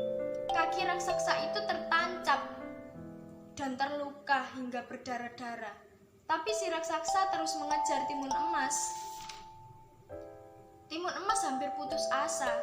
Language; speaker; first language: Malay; non-native, local second language; Javanese